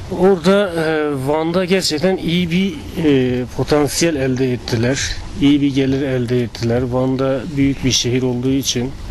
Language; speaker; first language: Turkish; non-native, local second language; Kurdish